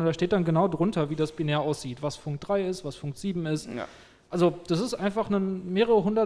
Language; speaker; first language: German; native; German